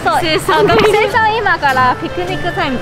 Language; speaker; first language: Japanese; non-native, fluent; Chinese